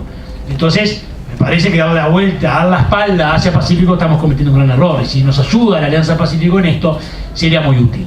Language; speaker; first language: Spanish; native; Spanish